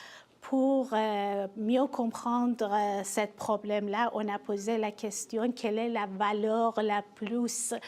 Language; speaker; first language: French; non-native, fluent; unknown